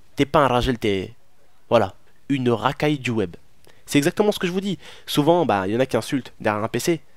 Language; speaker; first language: French; early bilingual, other home language; Arabic